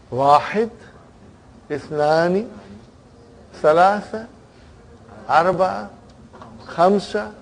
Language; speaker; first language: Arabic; non-native, fluent; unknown